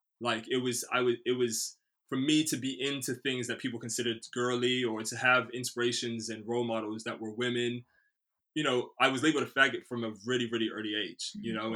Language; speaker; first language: English; native; English